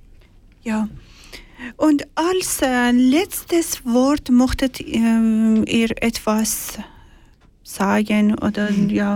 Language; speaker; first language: German; non-native, learner; Persian